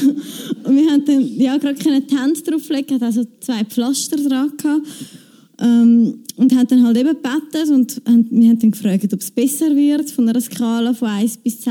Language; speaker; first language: German; non-native, fluent; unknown